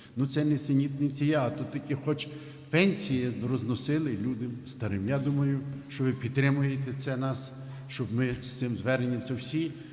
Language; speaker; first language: Ukrainian; native; Ukrainian